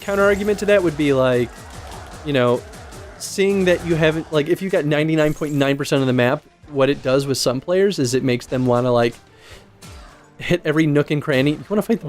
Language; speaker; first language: English; native; English